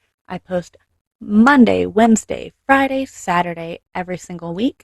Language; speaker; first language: English; native; English